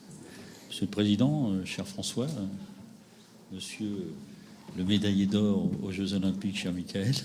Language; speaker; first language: French; native; French